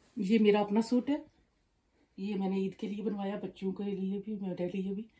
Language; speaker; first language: Urdu; non-native, local second language; Punjabi